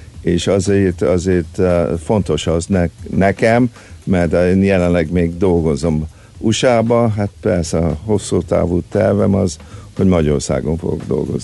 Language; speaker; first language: Hungarian; early bilingual, heritage; Hungarian